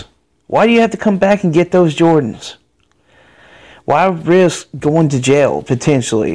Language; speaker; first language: English; native; English